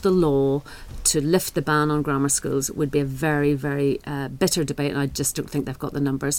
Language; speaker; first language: English; native; English